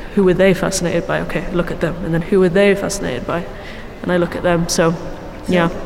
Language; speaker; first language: English; native; English